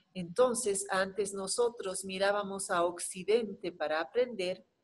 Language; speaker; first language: Spanish; native; Spanish